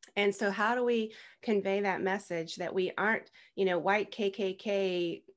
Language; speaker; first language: English; native; English